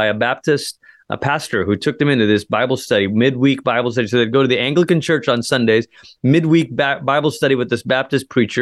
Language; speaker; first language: English; native; English